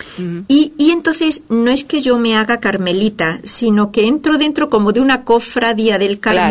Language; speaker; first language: Spanish; native; Spanish